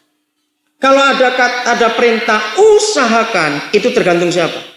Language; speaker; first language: Indonesian; native; Indonesian